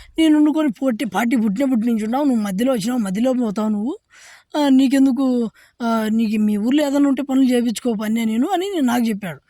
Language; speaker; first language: Telugu; native; Telugu